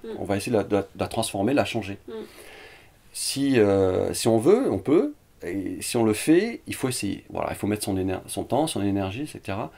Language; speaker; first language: French; early bilingual, other home language; Vietnamese